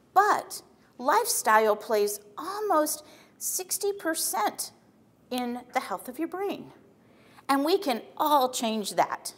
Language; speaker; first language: English; native; English